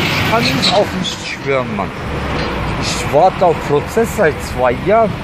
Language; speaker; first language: German; early bilingual, other home language; Turkish